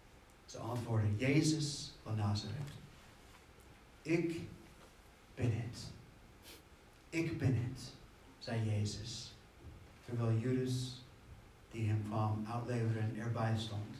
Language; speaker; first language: Dutch; non-native, fluent; English